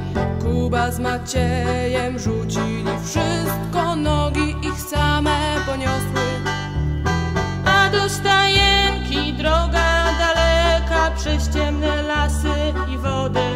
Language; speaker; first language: Polish; native; Polish